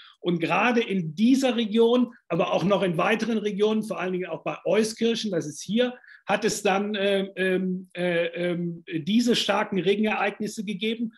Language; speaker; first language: German; native; German